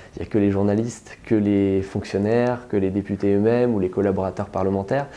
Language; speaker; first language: French; native; French